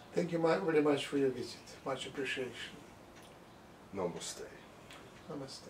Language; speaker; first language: English; non-native, fluent; Russian